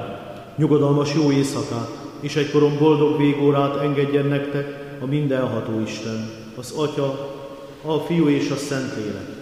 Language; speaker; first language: Hungarian; native; Hungarian